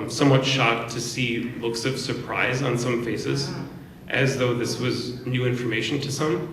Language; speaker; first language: English; native; English